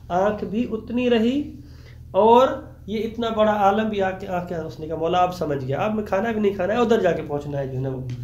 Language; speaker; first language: Urdu; non-native, local second language; Sindhi